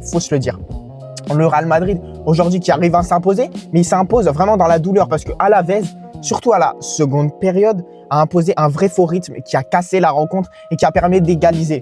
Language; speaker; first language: French; native; French